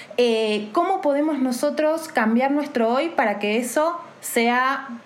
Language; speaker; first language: Spanish; native; Spanish